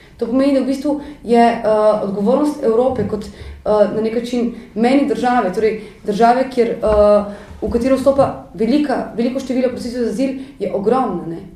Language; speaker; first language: Slovenian; native; Slovenian